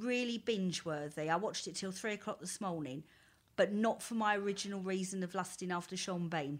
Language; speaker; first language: English; native; English